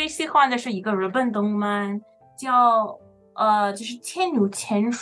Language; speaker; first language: Chinese; early bilingual, heritage; Chinese